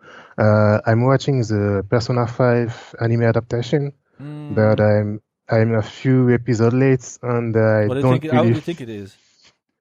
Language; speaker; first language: English; non-native, fluent; French